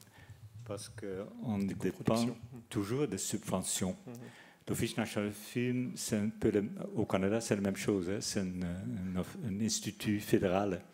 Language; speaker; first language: French; non-native, fluent; Dutch